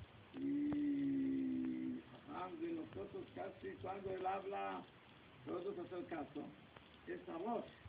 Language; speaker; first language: Spanish; non-native, learner; Hebrew